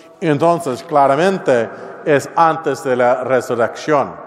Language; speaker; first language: Spanish; non-native, learner; English